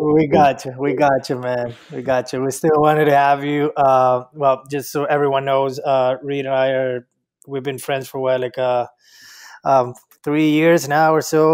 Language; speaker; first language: English; non-native, fluent; Spanish